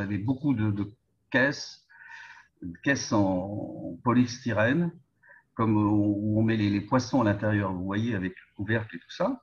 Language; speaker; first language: French; native; French